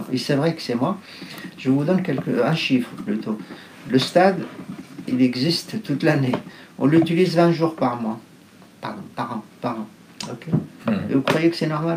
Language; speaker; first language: French; non-native, fluent; Arabic